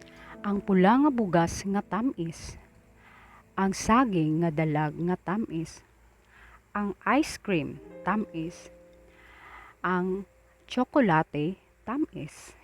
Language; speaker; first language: Cebuano; non-native, learner; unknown